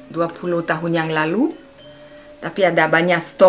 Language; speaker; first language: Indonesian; non-native, learner; French